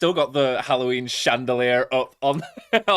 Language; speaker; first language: English; native; English